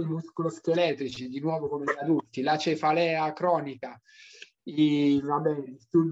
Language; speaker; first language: Italian; native; Italian